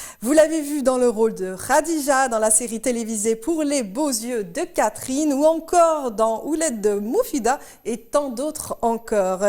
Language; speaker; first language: French; native; French